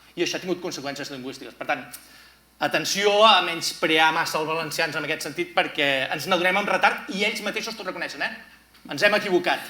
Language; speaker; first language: Catalan; native; Catalan